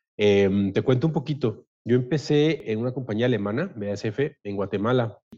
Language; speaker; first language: Spanish; native; Spanish